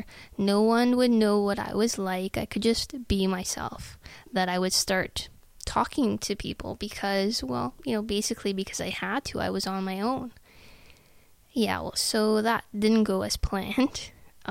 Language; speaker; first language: English; native; English